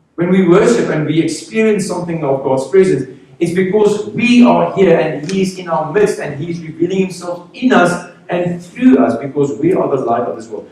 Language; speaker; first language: English; non-native, local second language; Afrikaans